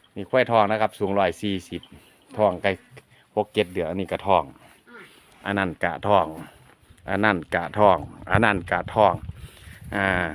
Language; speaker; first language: Thai; native; Thai